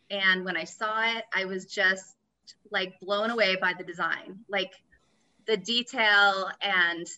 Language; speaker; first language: English; native; English